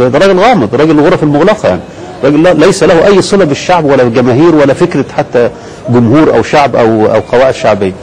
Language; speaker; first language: Arabic; native; Arabic